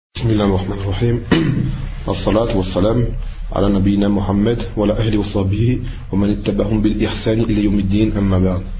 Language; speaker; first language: Arabic; non-native, fluent; French